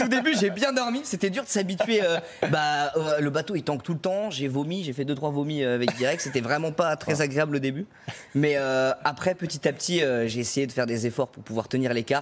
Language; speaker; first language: French; native; French